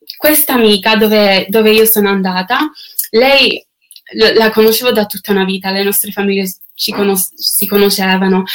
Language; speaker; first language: Italian; non-native, fluent; English